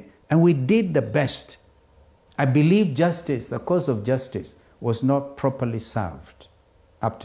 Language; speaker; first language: English; non-native, local second language; Kamba